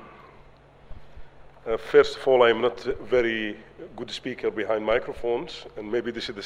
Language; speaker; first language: English; non-native, learner; Arabic